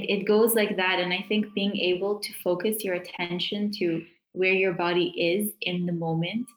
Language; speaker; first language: English; native; English